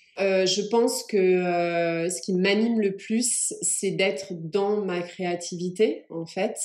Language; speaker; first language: French; early bilingual, other home language; English